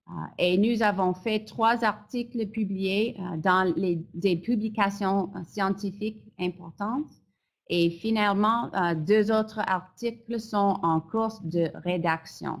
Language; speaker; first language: French; non-native, fluent; English